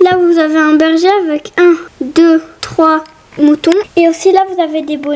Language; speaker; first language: French; native; French